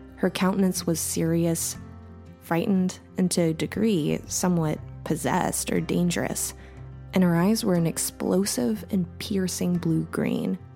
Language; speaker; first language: English; native; English